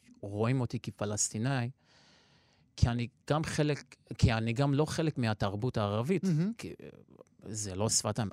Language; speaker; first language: Hebrew; non-native, local second language; Armenian